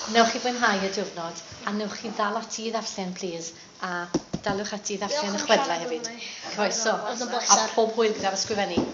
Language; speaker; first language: Welsh; native; Welsh